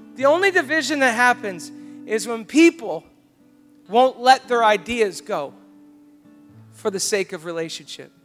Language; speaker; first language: English; native; English